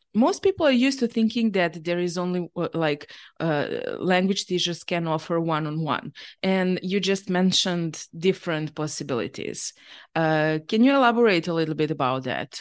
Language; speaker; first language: English; non-native, fluent; Serbian